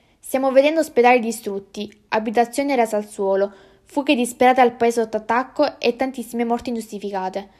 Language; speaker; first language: Italian; native; Italian